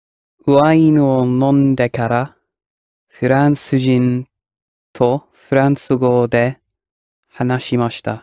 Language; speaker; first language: Japanese; non-native, learner; English